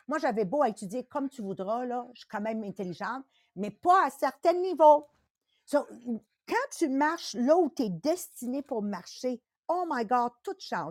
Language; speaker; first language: French; native; French